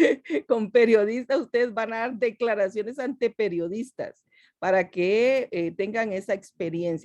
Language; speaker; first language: Spanish; native; Spanish